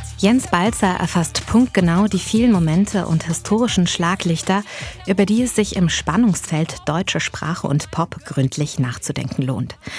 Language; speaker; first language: German; native; German